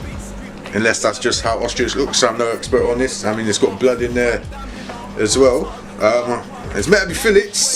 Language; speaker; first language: English; native; English